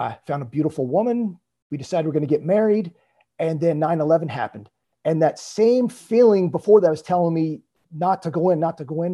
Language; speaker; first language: English; native; English